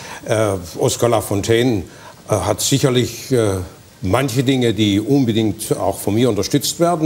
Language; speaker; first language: German; native; German